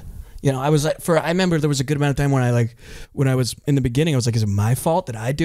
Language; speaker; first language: English; native; English